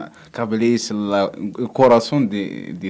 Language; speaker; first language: Spanish; non-native, learner; Berber languages